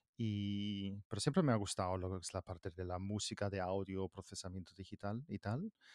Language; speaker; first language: Spanish; non-native, fluent; German